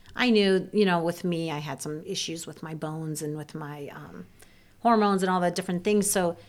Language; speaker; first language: English; early bilingual, other home language; Serbian